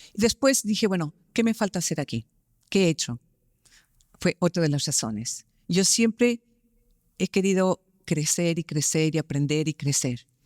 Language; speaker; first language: Spanish; early bilingual, heritage; Spanish